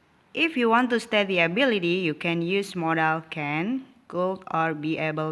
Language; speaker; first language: English; non-native, local second language; Indonesian